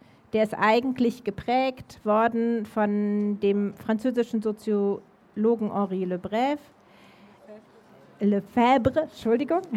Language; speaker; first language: German; native; German